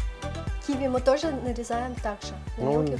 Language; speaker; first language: Russian; native; Russian